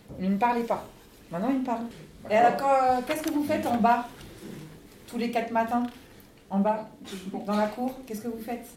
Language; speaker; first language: French; native; French